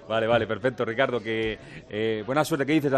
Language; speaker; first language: Spanish; native; Spanish